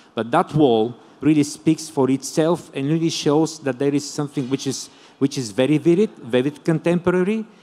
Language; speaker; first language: English; non-native, fluent; Bulgarian